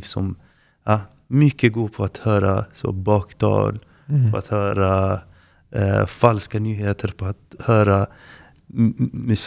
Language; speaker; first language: Swedish; non-native, fluent; Arabic